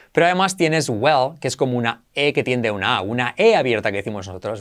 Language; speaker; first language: Spanish; native; Spanish